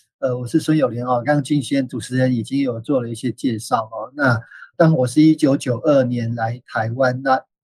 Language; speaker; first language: Chinese; native; Chinese